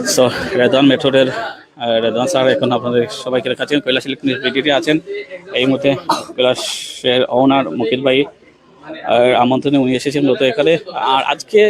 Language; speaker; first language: Bangla; native; Bangla